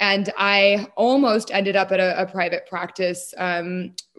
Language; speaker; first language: English; native; English